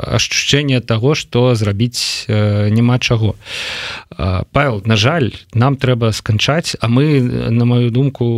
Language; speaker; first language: Belarusian; non-native, local second language; Russian